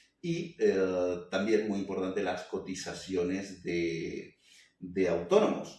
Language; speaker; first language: Spanish; native; Spanish